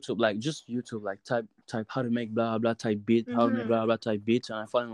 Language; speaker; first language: English; non-native, local second language; French